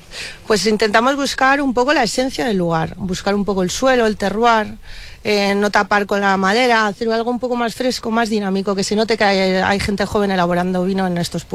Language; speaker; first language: Spanish; native; Spanish